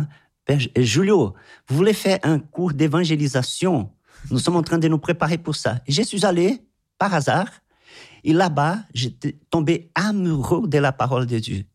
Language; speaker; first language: French; non-native, fluent; Portuguese